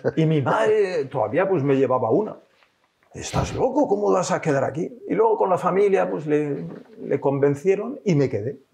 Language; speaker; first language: Spanish; early bilingual, heritage; French